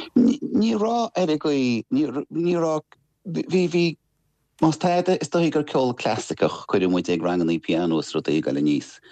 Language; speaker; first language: Irish; non-native, local second language; English